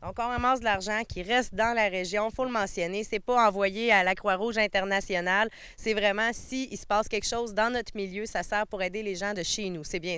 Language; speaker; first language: French; native; French